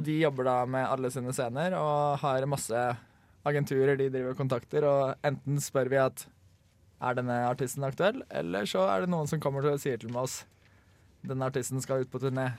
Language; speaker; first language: Norwegian; native; Norwegian